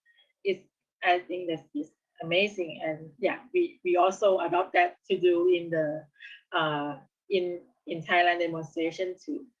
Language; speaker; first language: English; non-native, learner; Thai